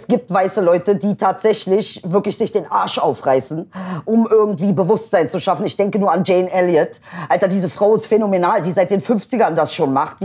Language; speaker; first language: German; early bilingual, other home language; Turkish